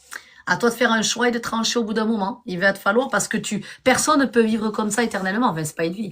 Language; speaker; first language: French; native; French